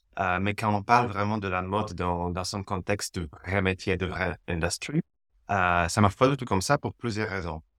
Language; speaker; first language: French; non-native, fluent; Slovak